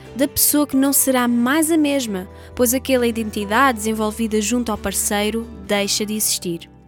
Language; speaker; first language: Portuguese; native; Portuguese